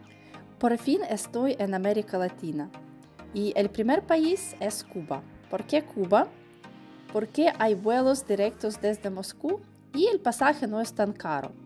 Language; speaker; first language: Spanish; non-native, fluent; Russian